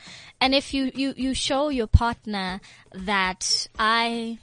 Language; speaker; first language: English; non-native, local second language; Tswana